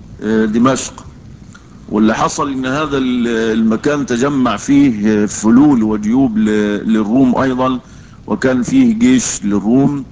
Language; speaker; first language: Arabic; native; Arabic